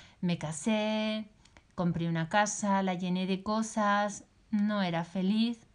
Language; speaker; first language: Spanish; native; Spanish